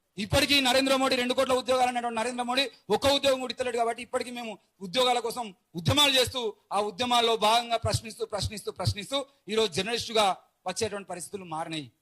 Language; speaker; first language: Telugu; native; Telugu